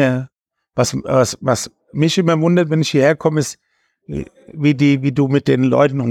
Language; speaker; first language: German; native; German